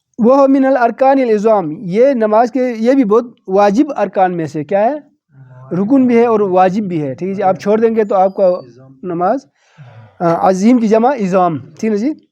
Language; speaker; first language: Urdu; non-native, local second language; Balti